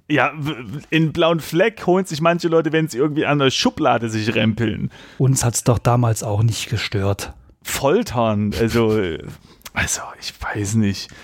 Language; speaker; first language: German; native; German